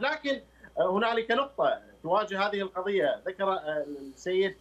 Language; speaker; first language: Arabic; native; Arabic